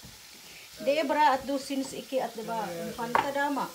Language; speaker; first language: Swedish; non-native, learner; Filipino